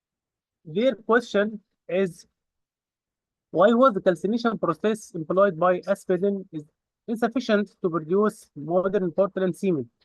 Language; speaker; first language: English; non-native, fluent; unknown